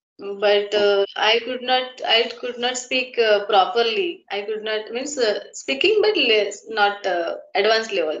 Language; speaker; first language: English; non-native, learner; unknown